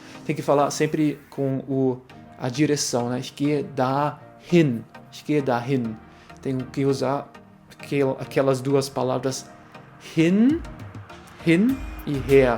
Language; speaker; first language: Portuguese; non-native, fluent; German